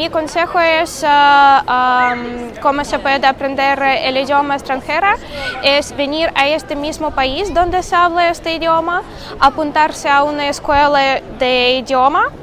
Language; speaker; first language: Spanish; non-native, fluent; Russian